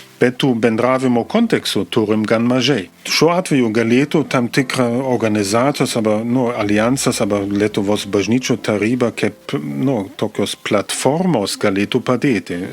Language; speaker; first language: Lithuanian; non-native, fluent; German